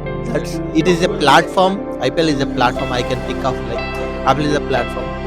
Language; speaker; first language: English; non-native, local second language; Telugu